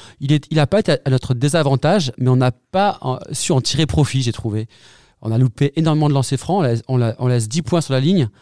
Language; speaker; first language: French; native; French